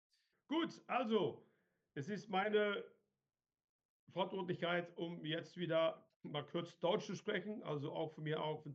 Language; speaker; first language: German; non-native, learner; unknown